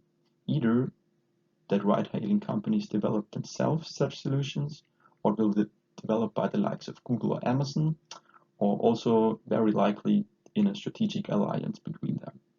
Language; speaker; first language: English; non-native, fluent; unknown